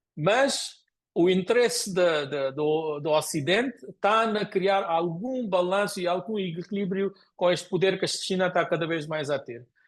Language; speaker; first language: Portuguese; non-native, fluent; Konkani